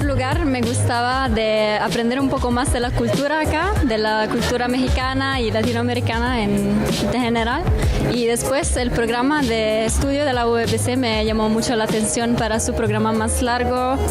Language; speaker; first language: Spanish; non-native, fluent; German